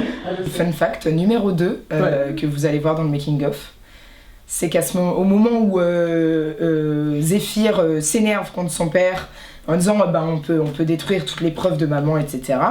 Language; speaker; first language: French; native; French